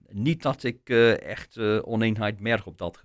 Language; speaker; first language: Dutch; non-native, fluent; English